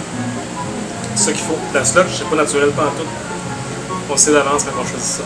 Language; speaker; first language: French; native; French